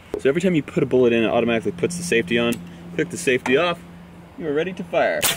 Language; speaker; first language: English; native; English